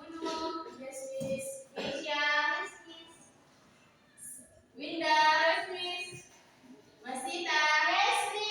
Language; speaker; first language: English; non-native, learner; Indonesian